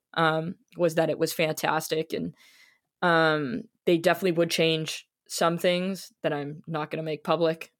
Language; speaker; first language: English; native; English